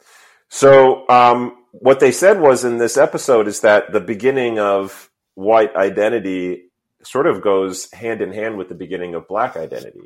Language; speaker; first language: English; native; English